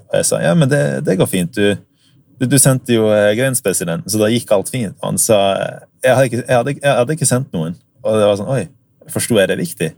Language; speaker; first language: Norwegian; early bilingual, other home language; English